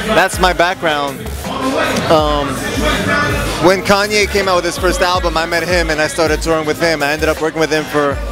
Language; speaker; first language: English; native; English